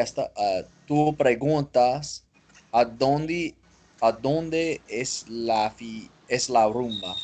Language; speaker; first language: Spanish; non-native, learner; English